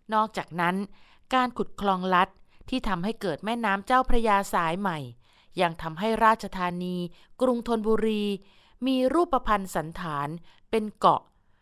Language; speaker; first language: Thai; native; Thai